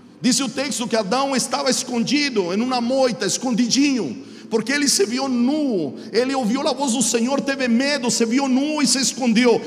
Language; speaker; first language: Portuguese; non-native, fluent; Spanish